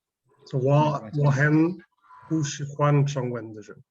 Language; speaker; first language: Chinese; non-native, learner; German